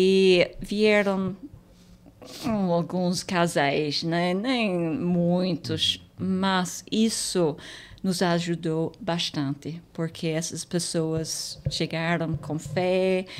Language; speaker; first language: Portuguese; non-native, fluent; English